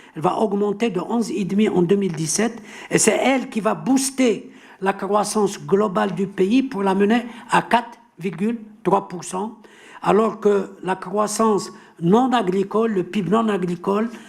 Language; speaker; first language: French; non-native, local second language; Arabic